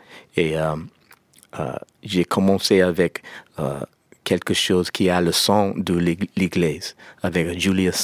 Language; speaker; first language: French; non-native, learner; English